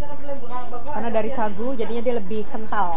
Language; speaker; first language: Indonesian; native; Indonesian